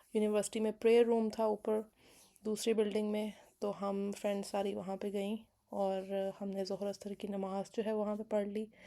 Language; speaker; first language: Urdu; native; Urdu